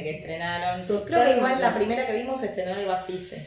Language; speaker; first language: Spanish; native; Spanish